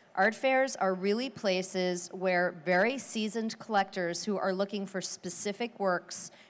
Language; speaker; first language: English; native; English